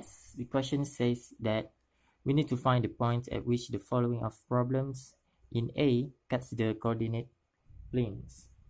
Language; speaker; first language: English; non-native, local second language; Malay